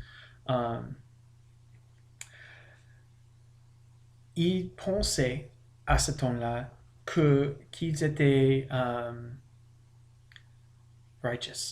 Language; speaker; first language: French; non-native, learner; English